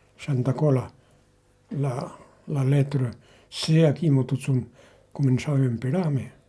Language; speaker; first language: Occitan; native; Occitan